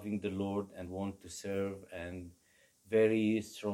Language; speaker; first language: English; non-native, fluent; Arabic